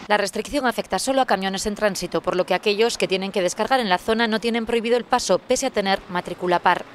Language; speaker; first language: Spanish; native; Spanish